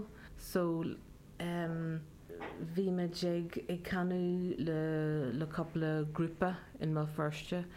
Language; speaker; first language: Irish; non-native, local second language; English